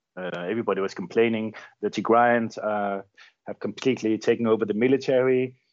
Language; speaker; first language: English; non-native, fluent; Danish